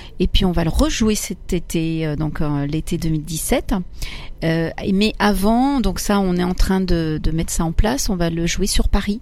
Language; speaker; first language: French; early bilingual, other home language; Italian